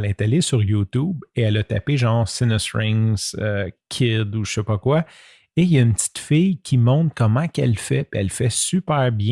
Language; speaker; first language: French; native; French